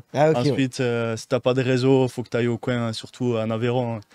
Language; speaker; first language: French; native; French